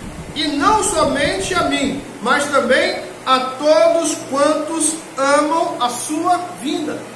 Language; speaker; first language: Portuguese; native; Portuguese